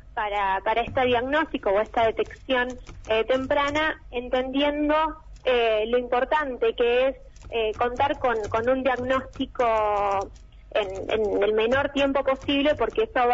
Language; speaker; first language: Spanish; native; Spanish